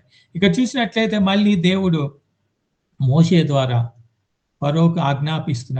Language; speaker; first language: Telugu; native; Telugu